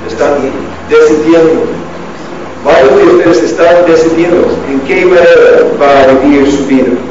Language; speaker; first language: Spanish; non-native, learner; English